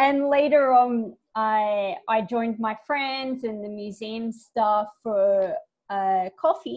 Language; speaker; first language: English; native; English